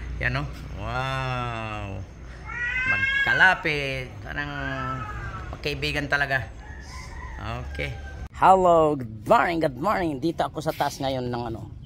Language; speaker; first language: Filipino; non-native, local second language; Pangasinan